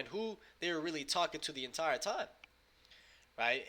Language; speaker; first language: English; native; English